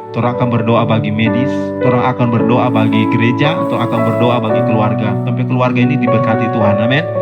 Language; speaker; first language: Indonesian; native; Indonesian